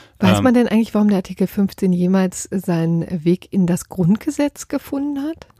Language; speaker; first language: German; native; German